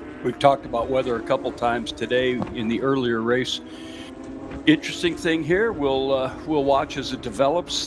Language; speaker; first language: English; native; English